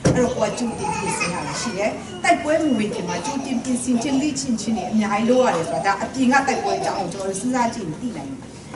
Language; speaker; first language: Burmese; non-native, local second language; Kachin